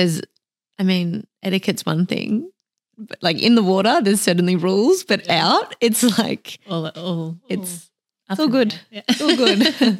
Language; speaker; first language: English; native; English